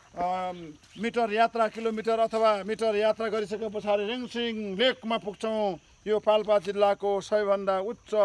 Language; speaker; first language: Nepali; native; Nepali